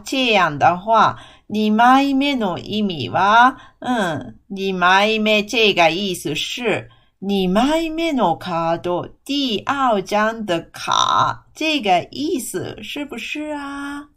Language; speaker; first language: Chinese; non-native, fluent; Japanese